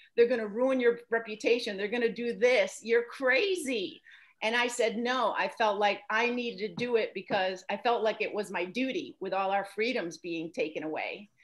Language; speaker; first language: English; native; English